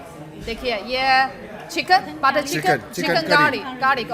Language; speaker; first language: Hindi; non-native, fluent; Chinese